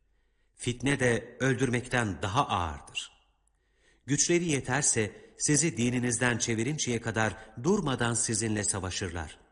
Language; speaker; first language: Turkish; native; Turkish